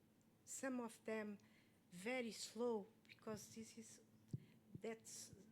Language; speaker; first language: English; non-native, learner; Portuguese